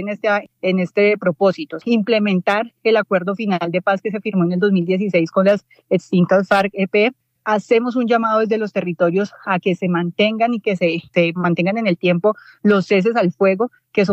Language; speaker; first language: Spanish; native; Spanish